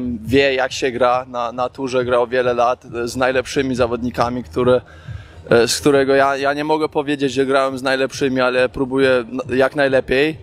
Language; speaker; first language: Polish; early bilingual, heritage; Polish